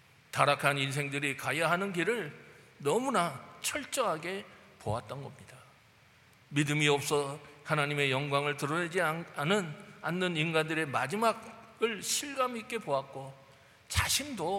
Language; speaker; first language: Korean; native; Korean